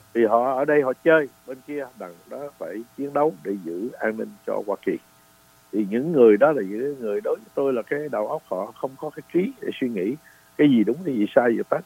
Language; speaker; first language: Vietnamese; native; Vietnamese